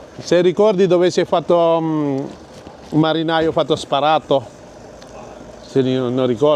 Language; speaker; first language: Italian; non-native, learner; Malayalam